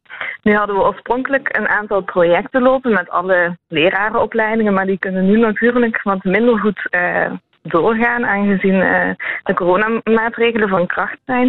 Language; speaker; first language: Dutch; native; Dutch